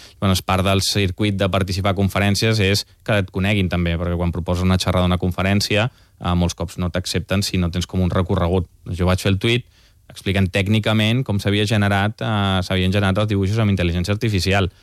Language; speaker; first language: Catalan; native; Catalan